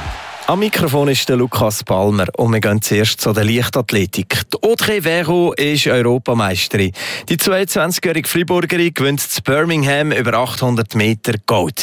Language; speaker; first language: German; native; German